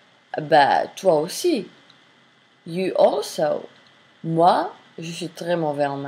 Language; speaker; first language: French; non-native, fluent; English